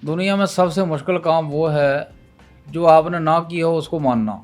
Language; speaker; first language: Urdu; non-native, local second language; Punjabi